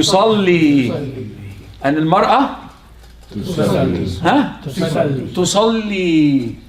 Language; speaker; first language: Arabic; non-native, fluent; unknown